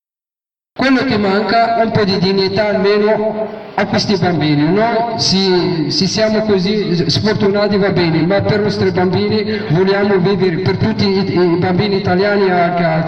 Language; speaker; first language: Italian; non-native, fluent; Arabic